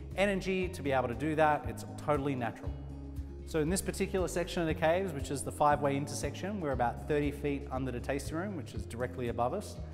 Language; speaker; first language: English; native; English